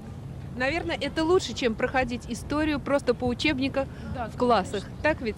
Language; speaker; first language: Russian; native; Russian